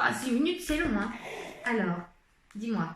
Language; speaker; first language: French; native; French